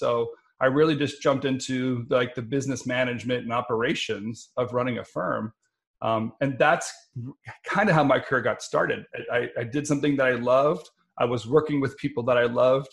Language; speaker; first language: English; native; English